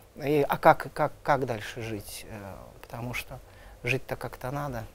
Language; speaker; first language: Russian; native; Russian